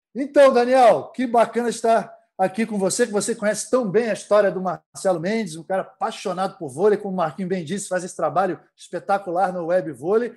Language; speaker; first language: Portuguese; native; Portuguese